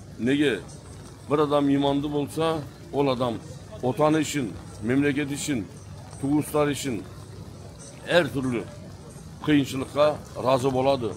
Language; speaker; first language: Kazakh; early bilingual, heritage; Kazakh